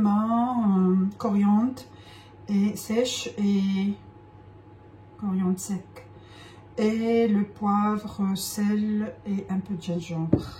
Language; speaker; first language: French; non-native, local second language; Arabic